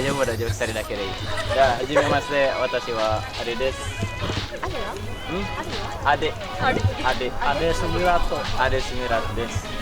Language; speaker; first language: Japanese; non-native, learner; Indonesian